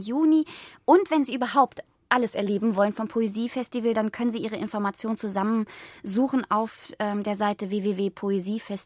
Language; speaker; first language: German; native; German